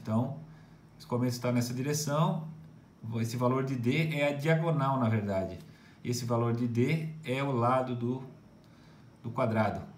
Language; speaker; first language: Portuguese; native; Portuguese